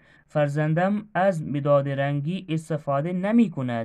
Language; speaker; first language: Persian; non-native, fluent; Urdu